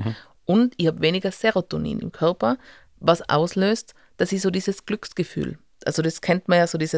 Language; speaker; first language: German; native; German